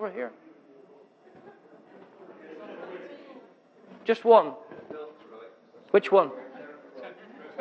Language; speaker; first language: English; native; English